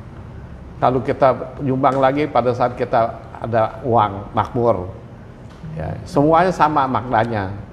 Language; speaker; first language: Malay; non-native, local second language; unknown